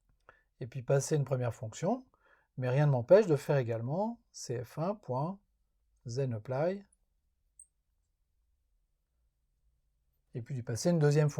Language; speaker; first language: French; native; French